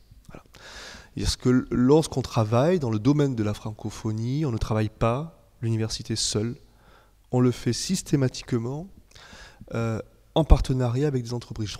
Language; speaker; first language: French; native; French